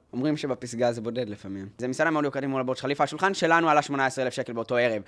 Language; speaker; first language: Hebrew; native; Hebrew